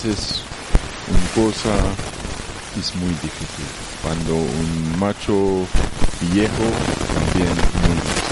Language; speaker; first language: Spanish; non-native, learner; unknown